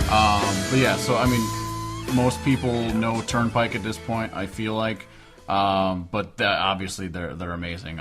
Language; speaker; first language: English; native; English